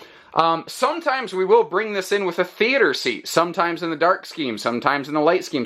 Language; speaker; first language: English; native; English